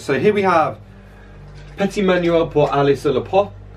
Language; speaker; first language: French; non-native, learner; English